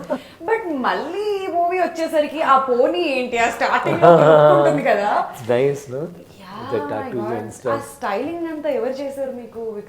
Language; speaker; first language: Telugu; native; Telugu